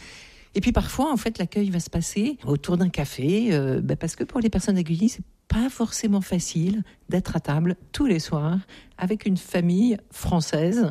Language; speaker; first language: French; native; French